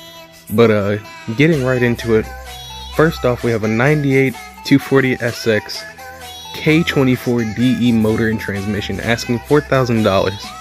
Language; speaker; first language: English; native; English